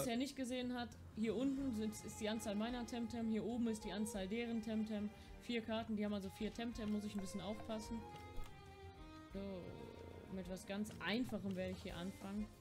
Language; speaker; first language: German; native; German